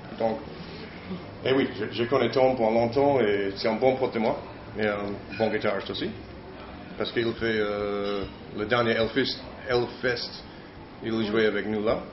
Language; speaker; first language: French; non-native, learner; English